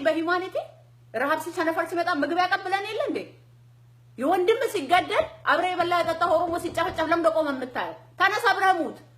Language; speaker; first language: Amharic; non-native, local second language; Oromo